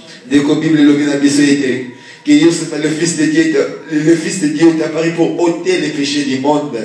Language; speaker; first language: French; non-native, local second language; Lingala